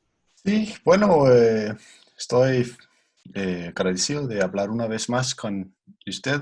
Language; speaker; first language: Spanish; non-native, fluent; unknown